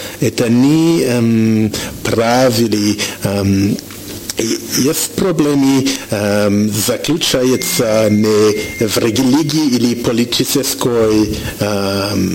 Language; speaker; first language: Russian; non-native, learner; French